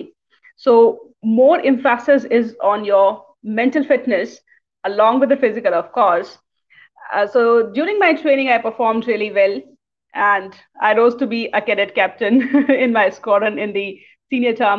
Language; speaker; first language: English; non-native, local second language; Hindi